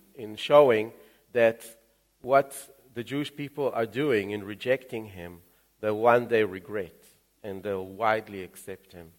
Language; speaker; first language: English; early bilingual, other home language; Russian